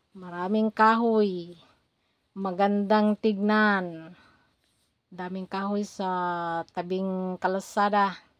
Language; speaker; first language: Filipino; non-native, local second language; Cebuano